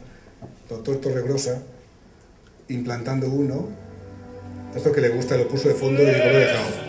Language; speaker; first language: Spanish; native; Spanish